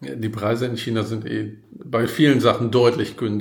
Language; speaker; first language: German; native; German